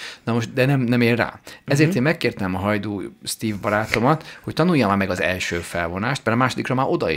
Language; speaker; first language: Hungarian; native; Hungarian